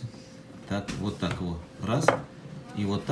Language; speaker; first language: Russian; native; Russian